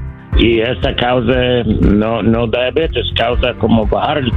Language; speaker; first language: Spanish; non-native, learner; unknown